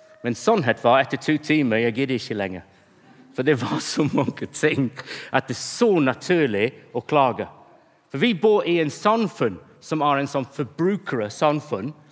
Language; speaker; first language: Norwegian; non-native, fluent; English